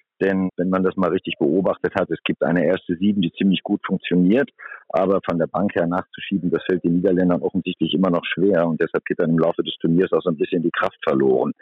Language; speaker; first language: German; native; German